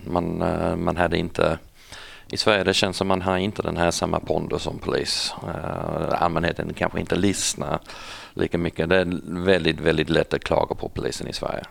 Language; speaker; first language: Swedish; non-native, fluent; English